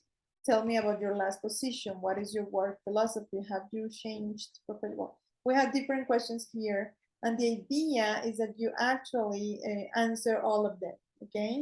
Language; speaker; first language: English; non-native, fluent; Spanish